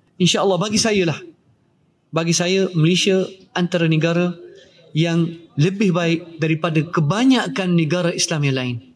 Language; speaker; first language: Malay; native; Malay